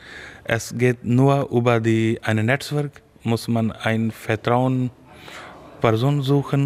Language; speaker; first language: German; non-native, fluent; Urdu